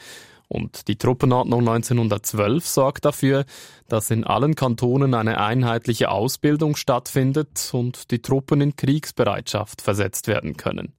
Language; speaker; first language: German; native; German